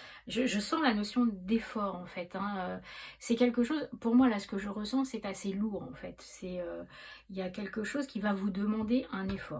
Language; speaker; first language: French; native; French